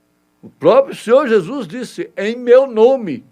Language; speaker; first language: Portuguese; native; Portuguese